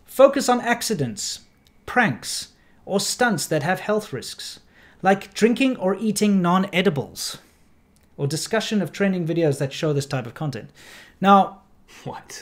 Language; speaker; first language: English; native; English